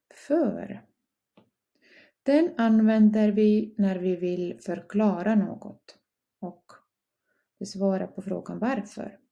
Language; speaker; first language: Swedish; non-native, fluent; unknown